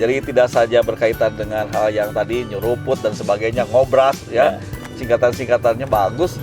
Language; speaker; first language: Indonesian; non-native, local second language; Sundanese